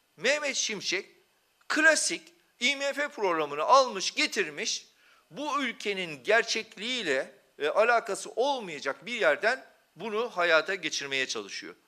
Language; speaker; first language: Turkish; non-native, local second language; Kurdish